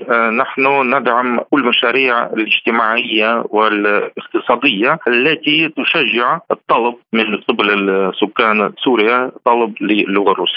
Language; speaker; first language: Arabic; non-native, fluent; Russian